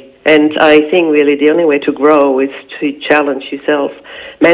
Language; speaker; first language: English; non-native, fluent; French